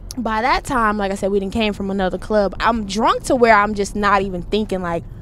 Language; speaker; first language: English; native; English